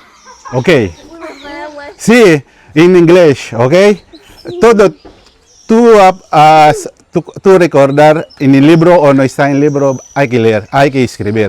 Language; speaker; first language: Spanish; non-native, learner; Filipino